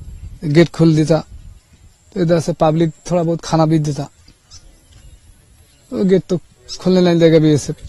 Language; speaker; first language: Hindi; non-native, local second language; Bangla